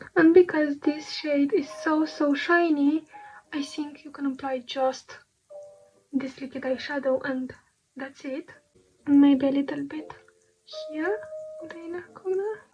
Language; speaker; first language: English; non-native, fluent; Romanian